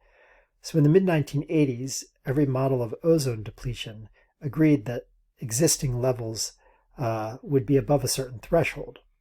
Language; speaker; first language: English; native; English